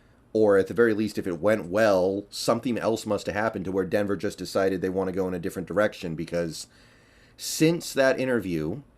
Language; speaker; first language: English; native; English